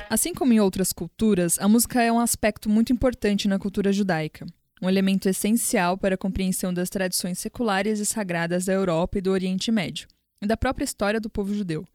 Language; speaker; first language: Portuguese; native; Portuguese